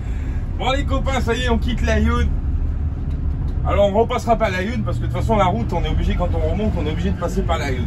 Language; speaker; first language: French; native; French